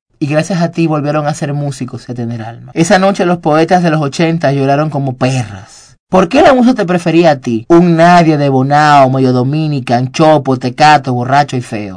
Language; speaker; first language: Spanish; native; Spanish